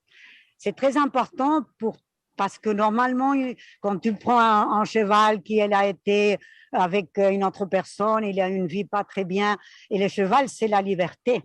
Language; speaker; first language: French; non-native, fluent; Spanish